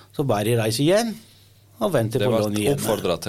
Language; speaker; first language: Norwegian; non-native, learner; Italian